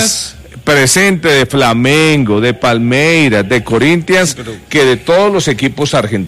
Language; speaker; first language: Spanish; native; Spanish